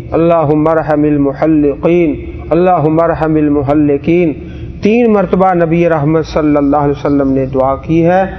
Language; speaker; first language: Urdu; non-native, local second language; Punjabi